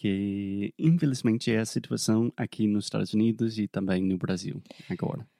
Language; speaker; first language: Portuguese; non-native, fluent; English